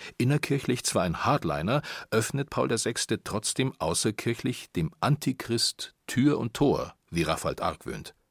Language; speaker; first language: German; native; German